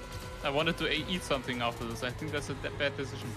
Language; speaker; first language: English; non-native, fluent; German